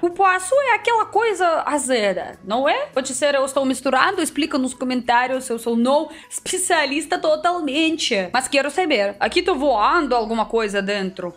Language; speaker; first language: Portuguese; non-native, learner; Russian